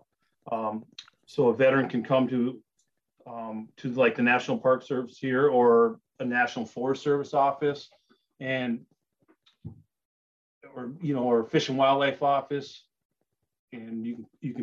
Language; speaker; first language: English; native; English